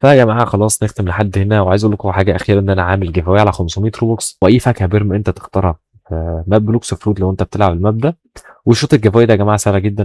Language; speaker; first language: Arabic; native; Arabic